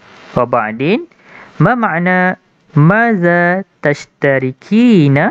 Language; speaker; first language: Arabic; non-native, fluent; Malay